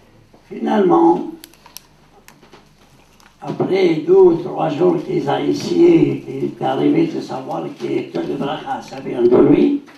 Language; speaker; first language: French; non-native, learner; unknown